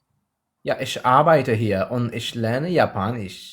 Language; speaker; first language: German; non-native, learner; Pashto